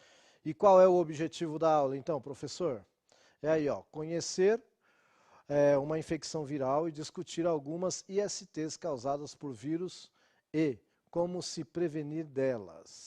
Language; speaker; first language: Portuguese; native; Portuguese